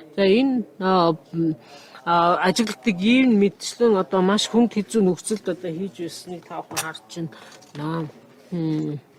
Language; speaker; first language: Mongolian; non-native, fluent; Japanese